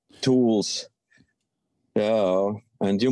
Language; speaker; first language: English; non-native, learner; Swiss German